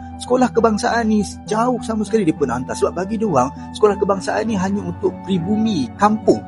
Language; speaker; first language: Malay; native; Malay